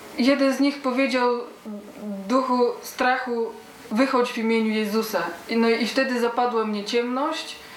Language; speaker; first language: Polish; early bilingual, heritage; Polish